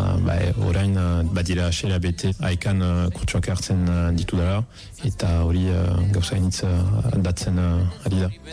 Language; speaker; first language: Basque; non-native, fluent; Italian